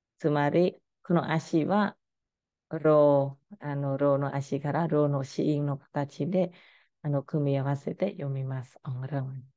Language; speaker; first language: Japanese; non-native, fluent; Khmer